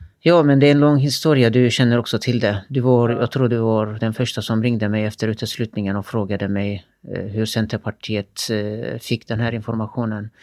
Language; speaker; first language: Swedish; non-native, fluent; Turkish